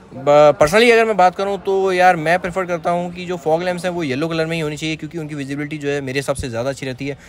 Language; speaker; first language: Hindi; native; Hindi